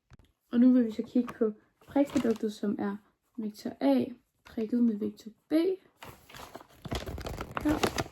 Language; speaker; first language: Danish; native; Danish